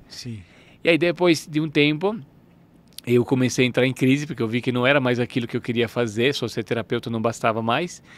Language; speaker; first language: Portuguese; non-native, fluent; Italian